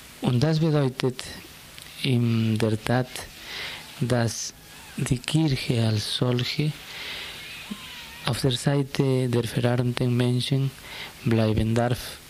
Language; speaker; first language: German; non-native, fluent; Spanish